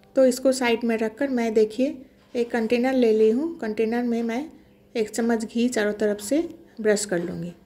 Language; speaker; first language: Hindi; non-native, local second language; Bangla